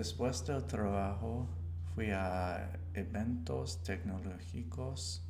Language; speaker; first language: Spanish; non-native, learner; English